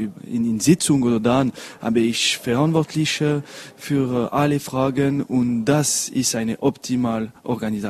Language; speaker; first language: German; non-native, local second language; French